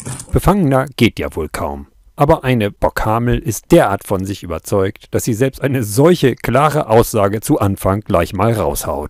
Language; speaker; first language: German; native; German